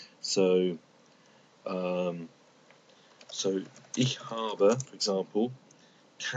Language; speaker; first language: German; non-native, fluent; English